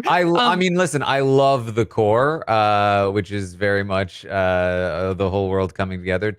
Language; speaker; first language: English; native; English